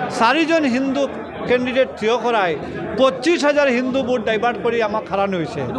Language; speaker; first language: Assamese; non-native, local second language; Bangla